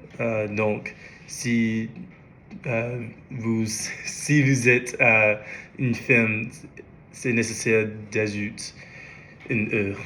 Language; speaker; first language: French; non-native, learner; English